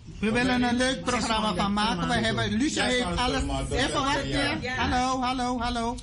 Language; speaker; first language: Dutch; native; Dutch